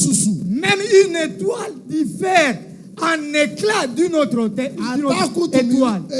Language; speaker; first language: French; non-native, local second language; Lingala